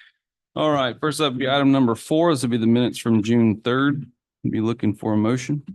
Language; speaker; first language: English; native; English